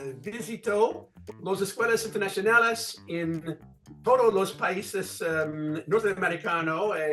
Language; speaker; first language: Spanish; non-native, learner; English